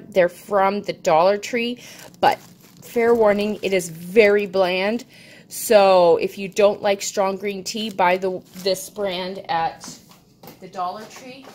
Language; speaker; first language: English; native; English